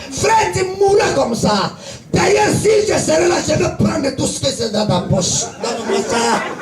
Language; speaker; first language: French; non-native, local second language; Lingala